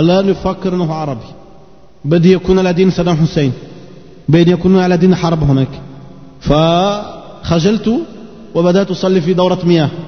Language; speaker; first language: Arabic; non-native, fluent; Portuguese